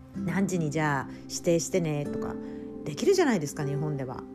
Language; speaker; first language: Japanese; native; Japanese